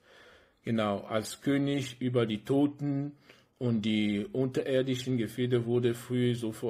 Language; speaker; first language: German; non-native, fluent; French